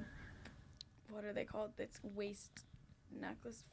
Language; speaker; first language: English; native; English